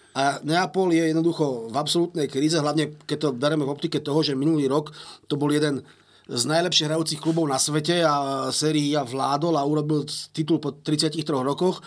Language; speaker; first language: Slovak; native; Slovak